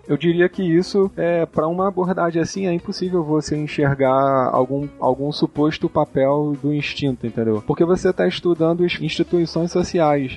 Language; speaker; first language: Portuguese; native; Portuguese